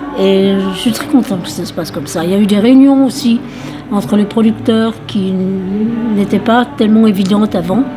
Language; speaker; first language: French; native; French